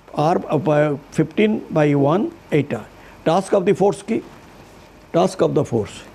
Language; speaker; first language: English; non-native, local second language; Bangla